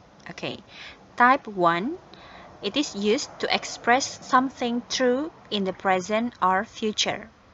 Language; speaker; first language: English; non-native, fluent; Indonesian